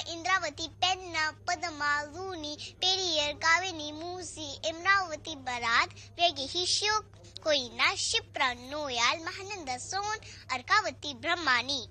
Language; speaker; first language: Hindi; native; Hindi